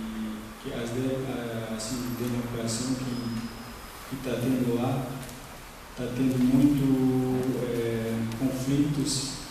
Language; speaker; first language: Portuguese; non-native, local second language; Guarani